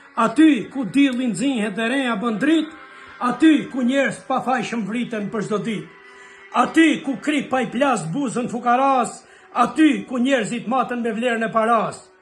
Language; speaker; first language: Albanian; native; Albanian